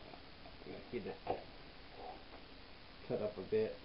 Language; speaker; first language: English; native; English